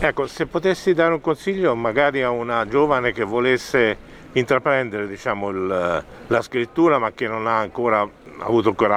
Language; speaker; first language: Italian; native; Italian